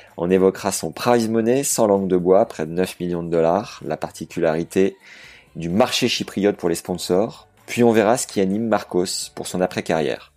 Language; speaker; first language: French; native; French